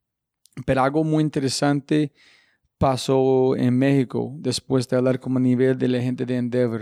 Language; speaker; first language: Spanish; non-native, learner; English